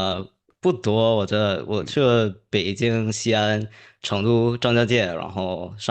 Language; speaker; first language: Chinese; early bilingual, heritage; English